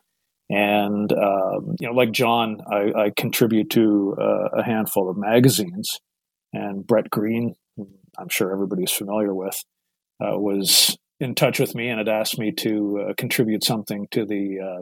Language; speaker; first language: English; native; English